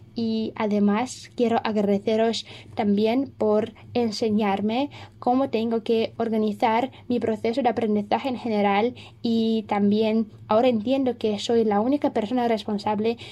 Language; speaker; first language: Spanish; non-native, fluent; Russian